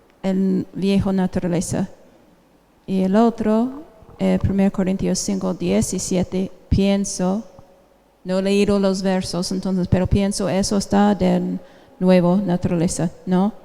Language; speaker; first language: Spanish; non-native, fluent; English